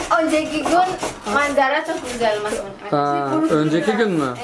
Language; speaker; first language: Turkish; non-native, learner; Indonesian